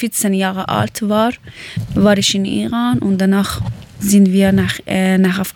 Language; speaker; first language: German; non-native, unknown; Persian